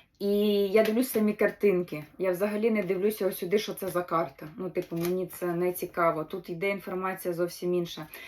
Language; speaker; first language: Ukrainian; native; Ukrainian